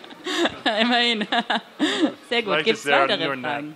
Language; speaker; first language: German; native; German